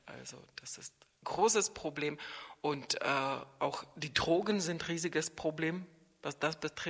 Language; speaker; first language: German; non-native, fluent; Czech